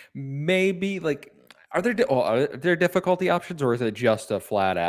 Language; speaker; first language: English; native; English